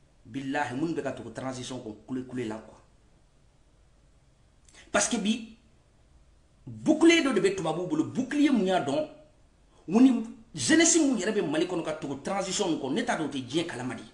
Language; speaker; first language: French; non-native, local second language; Bambara